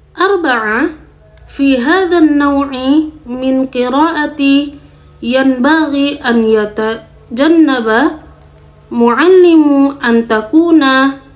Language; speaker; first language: Arabic; non-native, learner; Indonesian